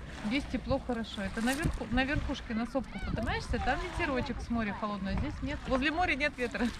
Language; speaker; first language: Russian; native; Russian